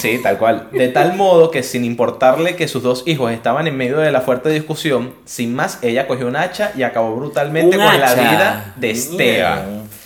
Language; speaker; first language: Spanish; native; Spanish